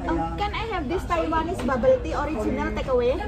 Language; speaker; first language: English; non-native, learner; Indonesian